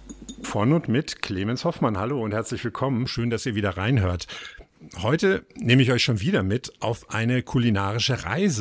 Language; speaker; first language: German; native; German